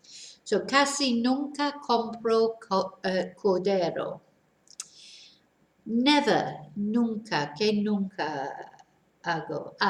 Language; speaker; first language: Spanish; non-native, fluent; English